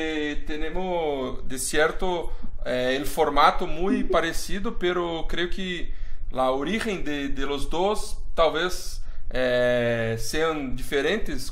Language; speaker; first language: Spanish; non-native, fluent; Portuguese